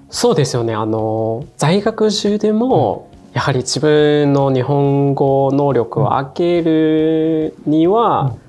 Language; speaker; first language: Japanese; non-native, fluent; Chinese